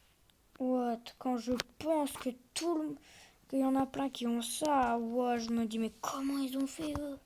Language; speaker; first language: French; native; French